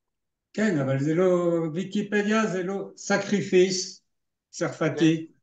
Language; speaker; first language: Hebrew; non-native, fluent; French